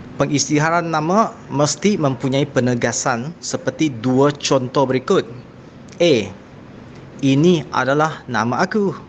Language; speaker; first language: Malay; non-native, local second language; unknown